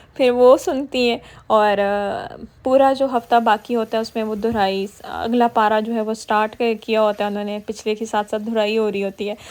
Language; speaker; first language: Urdu; native; Urdu